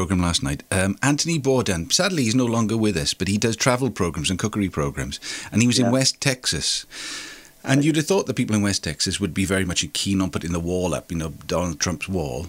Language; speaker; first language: English; non-native, local second language; Welsh